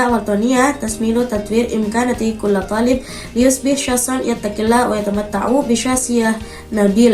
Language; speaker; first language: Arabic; non-native, learner; Indonesian